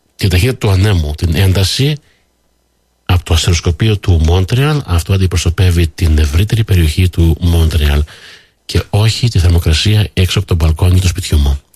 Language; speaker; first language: Greek; native; Greek